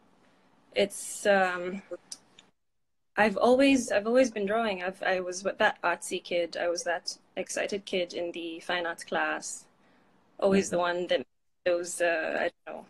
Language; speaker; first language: English; non-native, local second language; Fula